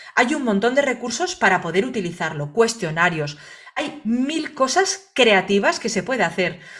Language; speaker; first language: Spanish; native; Spanish